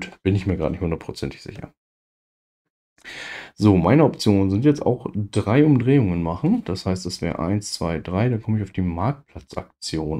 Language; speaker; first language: German; native; German